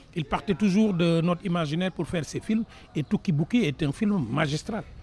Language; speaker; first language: French; non-native, local second language; Wolof